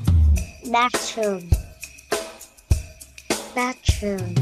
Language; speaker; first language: English; non-native, learner; Vietnamese